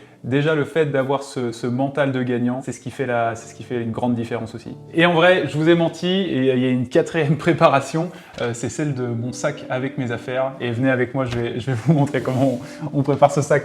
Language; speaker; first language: French; native; French